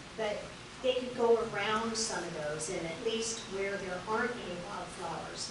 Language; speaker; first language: English; native; English